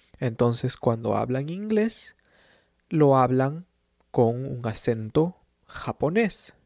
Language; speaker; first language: Spanish; native; Spanish